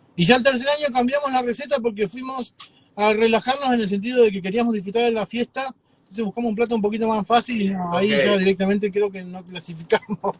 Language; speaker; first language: Spanish; native; Spanish